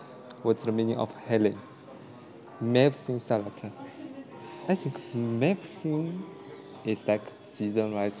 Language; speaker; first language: English; non-native, learner; Chinese